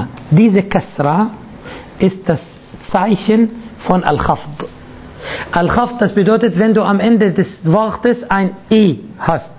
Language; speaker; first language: German; non-native, fluent; Arabic